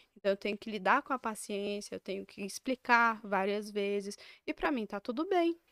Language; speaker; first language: Portuguese; native; Portuguese